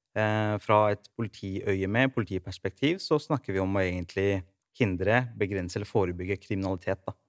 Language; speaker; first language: Norwegian; native; Norwegian